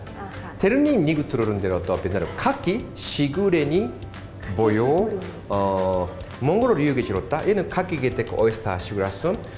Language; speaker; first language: Mongolian; non-native, fluent; Japanese